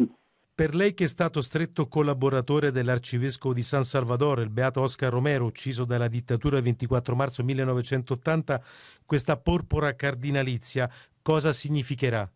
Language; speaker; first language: Italian; native; Italian